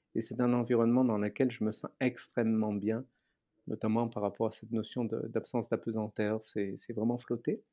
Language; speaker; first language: French; native; French